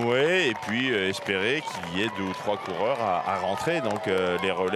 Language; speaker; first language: French; native; French